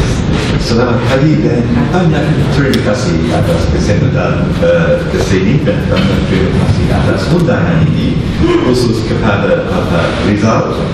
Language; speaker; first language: Indonesian; non-native, fluent; English